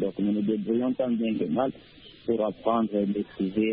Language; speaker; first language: French; non-native, local second language; Luba-Lulua